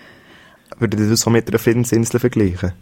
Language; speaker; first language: German; native; German